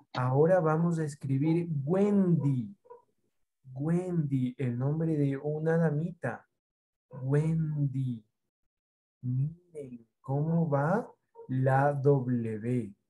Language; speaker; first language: Spanish; native; Spanish